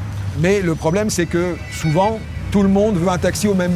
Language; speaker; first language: French; native; French